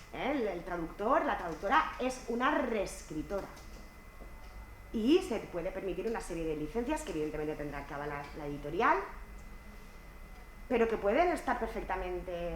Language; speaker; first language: Spanish; native; Spanish